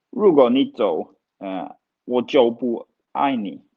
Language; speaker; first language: Chinese; non-native, learner; Swedish